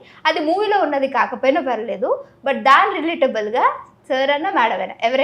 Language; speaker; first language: Telugu; native; Telugu